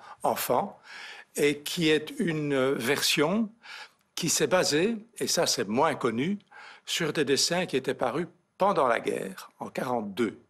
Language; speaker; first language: French; native; French